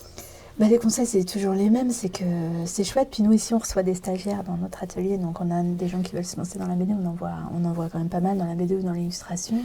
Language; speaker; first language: French; native; French